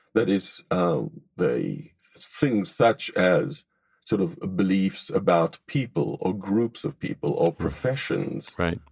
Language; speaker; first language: English; non-native, fluent; Hebrew